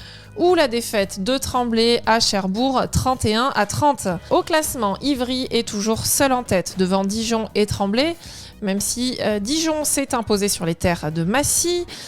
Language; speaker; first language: French; native; French